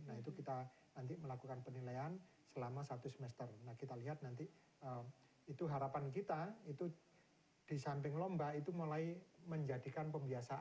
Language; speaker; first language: Indonesian; native; Indonesian